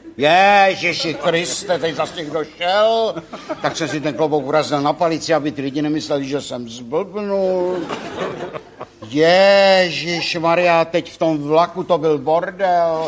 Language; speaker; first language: Czech; native; Czech